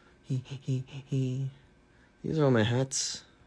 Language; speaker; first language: English; early bilingual, other home language; Korean